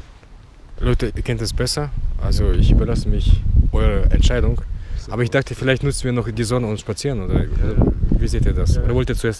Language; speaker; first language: German; non-native, fluent; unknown